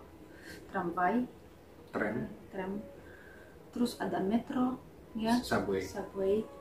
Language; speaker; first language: Indonesian; non-native, fluent; Russian